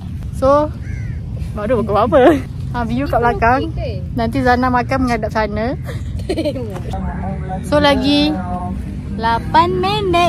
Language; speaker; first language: Malay; native; Malay